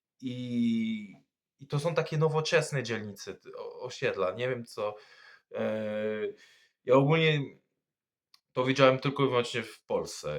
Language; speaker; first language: Polish; non-native, fluent; French